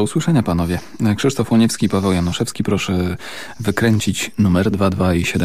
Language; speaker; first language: Polish; native; Polish